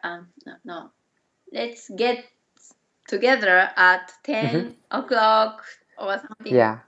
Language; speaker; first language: English; non-native, learner; Japanese